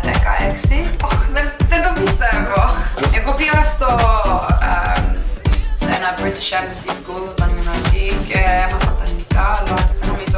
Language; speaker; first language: Greek; non-native, learner; English